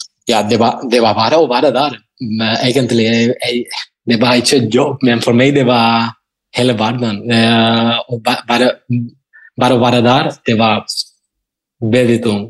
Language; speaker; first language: Norwegian; non-native, fluent; Spanish